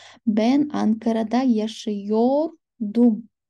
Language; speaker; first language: Turkish; non-native, fluent; Kyrgyz